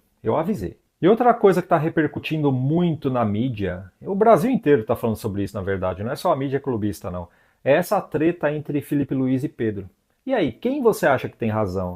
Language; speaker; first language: Portuguese; native; Portuguese